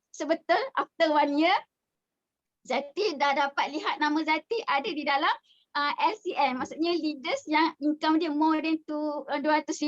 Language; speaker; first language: Malay; native; Malay